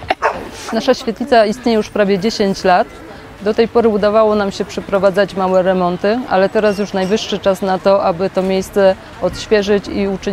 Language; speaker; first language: Polish; native; Polish